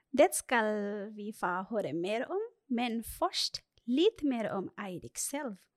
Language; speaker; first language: Norwegian; non-native, fluent; Bangla